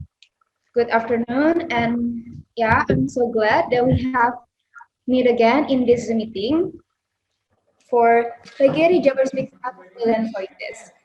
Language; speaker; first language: English; non-native, learner; Indonesian